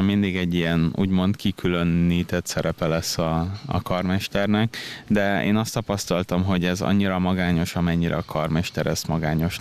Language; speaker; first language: Hungarian; native; Hungarian